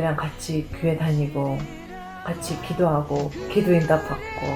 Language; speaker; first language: Korean; non-native, fluent; Mongolian